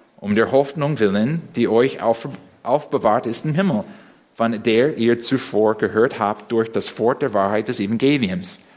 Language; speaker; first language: German; non-native, fluent; English